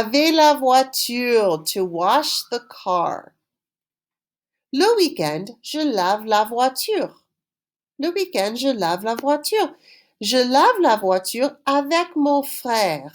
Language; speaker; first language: French; non-native, fluent; English